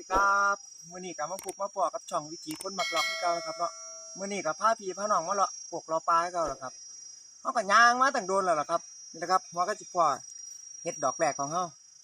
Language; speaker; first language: Thai; native; Thai